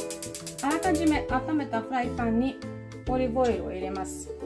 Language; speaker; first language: Japanese; non-native, fluent; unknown